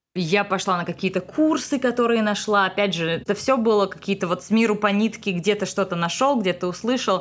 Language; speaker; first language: Russian; native; Russian